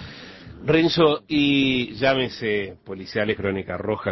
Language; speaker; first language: Spanish; native; Spanish